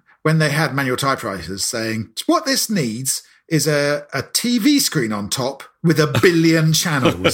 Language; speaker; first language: English; native; English